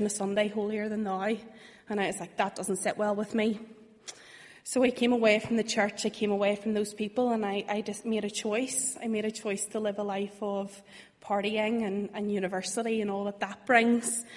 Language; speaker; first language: English; native; English